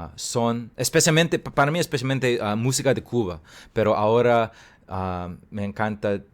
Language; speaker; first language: Spanish; non-native, learner; English